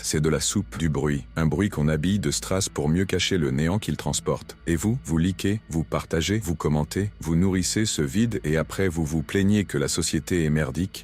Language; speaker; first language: French; native; French